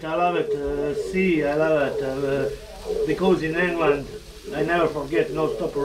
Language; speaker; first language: English; non-native, learner; Croatian